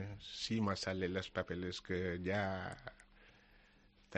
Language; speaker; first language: Spanish; non-native, learner; Wolof